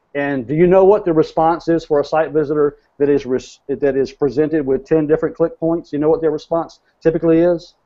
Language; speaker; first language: English; native; English